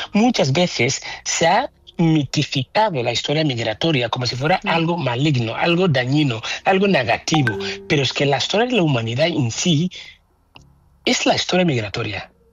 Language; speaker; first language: Spanish; non-native, fluent; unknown